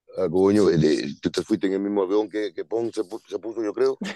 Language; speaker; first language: Spanish; native; Spanish